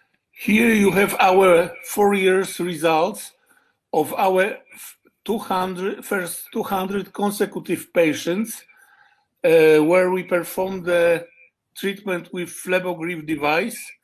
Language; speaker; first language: English; non-native, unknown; Polish